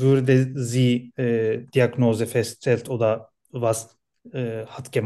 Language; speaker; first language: German; non-native, learner; Turkish